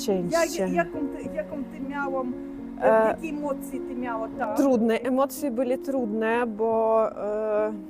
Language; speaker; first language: Polish; non-native, fluent; Russian